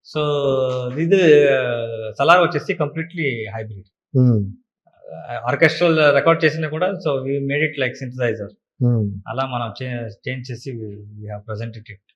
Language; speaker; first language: Telugu; non-native, local second language; Kannada